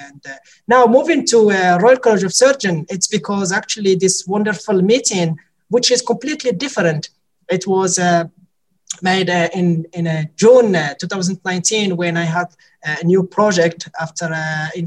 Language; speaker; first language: English; non-native, fluent; Arabic